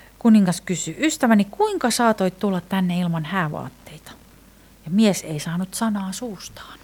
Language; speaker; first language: Finnish; native; Finnish